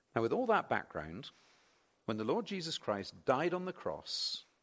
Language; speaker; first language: English; native; English